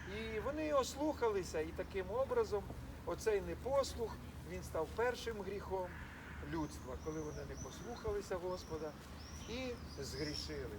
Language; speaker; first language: Ukrainian; native; Ukrainian